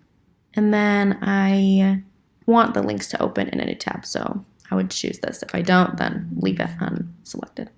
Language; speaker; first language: English; native; English